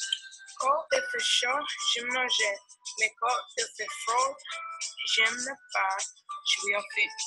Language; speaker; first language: French; non-native, learner; English